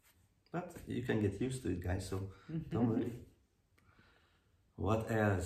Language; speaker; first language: English; non-native, learner; Hungarian